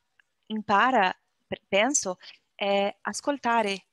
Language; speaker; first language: Italian; non-native, learner; Portuguese